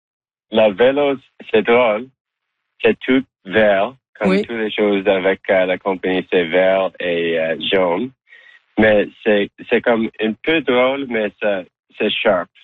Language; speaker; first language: French; non-native, learner; English